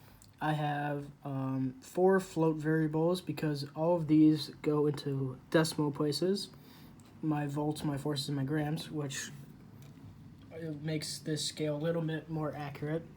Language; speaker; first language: English; native; English